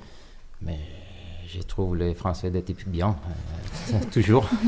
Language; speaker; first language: French; non-native, learner; Catalan